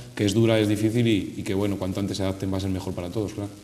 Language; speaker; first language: Spanish; native; Spanish